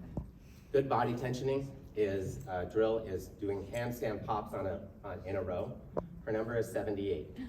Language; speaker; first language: English; native; English